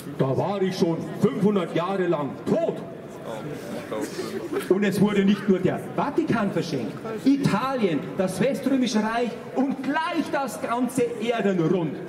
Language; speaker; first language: German; native; German